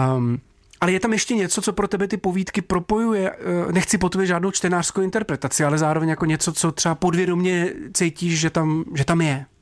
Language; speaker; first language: Czech; native; Czech